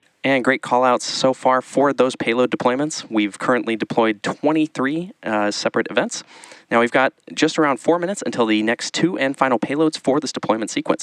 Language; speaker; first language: English; native; English